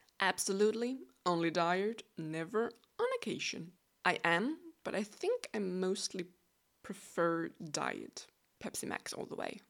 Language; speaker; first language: English; non-native, fluent; Danish